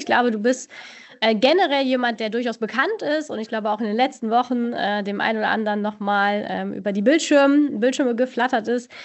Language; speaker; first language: German; native; German